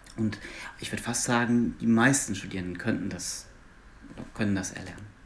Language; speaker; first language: German; non-native, local second language; Luxembourgish